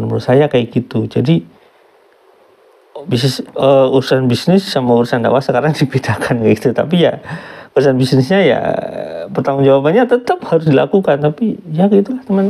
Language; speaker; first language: Indonesian; native; Indonesian